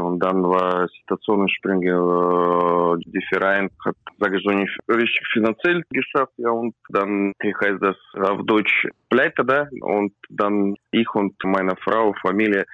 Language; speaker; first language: German; non-native, learner; Russian